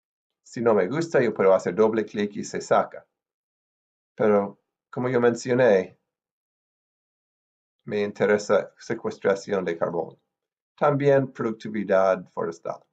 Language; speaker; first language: Spanish; non-native, fluent; English